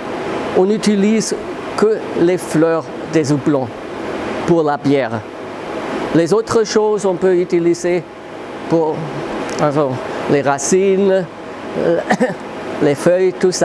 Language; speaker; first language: French; non-native, fluent; German